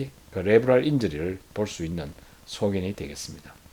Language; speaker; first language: Korean; native; Korean